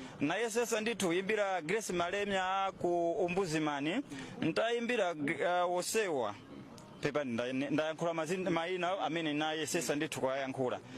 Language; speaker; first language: Nyanja; non-native, local second language; Tumbuka